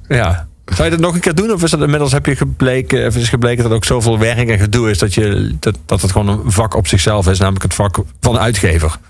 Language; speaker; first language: Dutch; native; Dutch